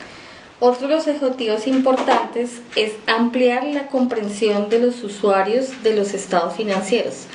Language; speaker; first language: Spanish; native; Spanish